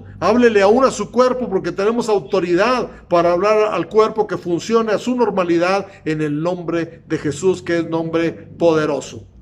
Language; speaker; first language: Spanish; native; Spanish